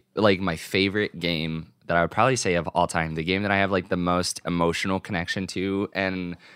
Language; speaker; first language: English; native; English